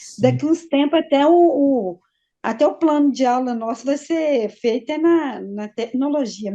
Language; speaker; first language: Portuguese; native; Portuguese